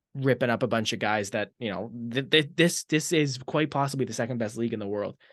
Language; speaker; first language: English; native; English